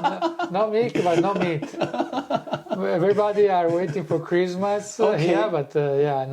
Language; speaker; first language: English; non-native, fluent; Italian